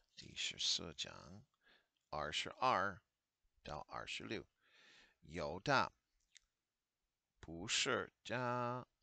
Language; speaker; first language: Chinese; non-native, fluent; English